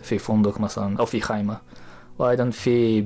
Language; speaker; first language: Arabic; non-native, fluent; Japanese